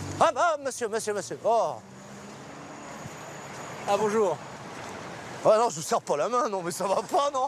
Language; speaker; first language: French; native; French